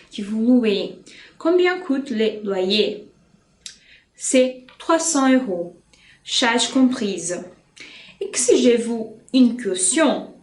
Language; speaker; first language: French; non-native, fluent; Portuguese